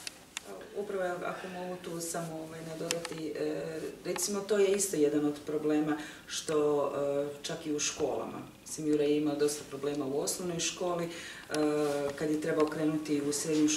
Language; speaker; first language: Croatian; native; Croatian